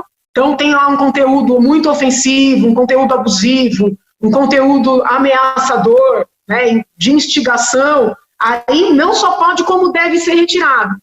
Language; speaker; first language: Portuguese; native; Portuguese